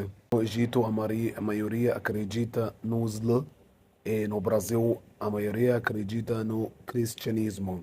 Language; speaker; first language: Portuguese; non-native, fluent; Arabic